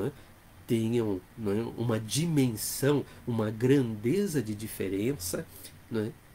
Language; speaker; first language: Portuguese; native; Portuguese